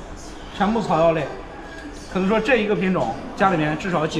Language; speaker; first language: Chinese; native; Chinese